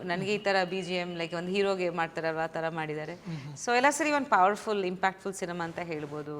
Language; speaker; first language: Kannada; non-native, fluent; Bangla